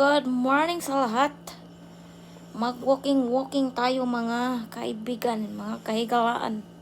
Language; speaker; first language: Filipino; non-native, local second language; Cebuano